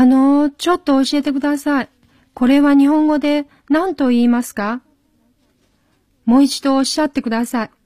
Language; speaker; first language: Japanese; non-native, fluent; Chinese